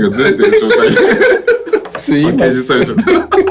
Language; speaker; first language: Japanese; native; Japanese